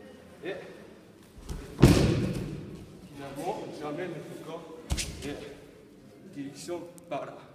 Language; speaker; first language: French; non-native, learner; Japanese